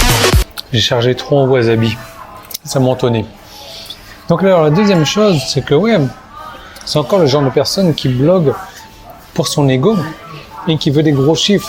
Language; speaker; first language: French; native; French